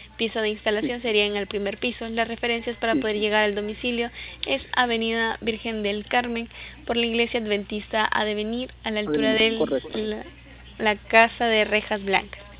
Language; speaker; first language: Spanish; native; Spanish